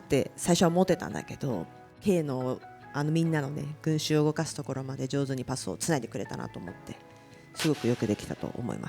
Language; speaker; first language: Japanese; native; Japanese